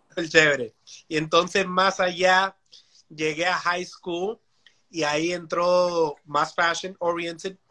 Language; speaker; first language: Spanish; early bilingual, heritage; Spanish